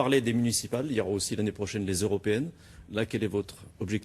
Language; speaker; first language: French; native; French